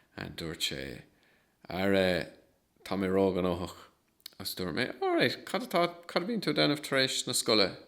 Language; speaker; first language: Irish; non-native, local second language; English